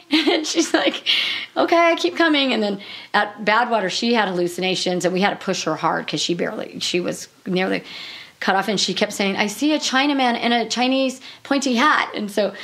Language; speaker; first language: English; native; English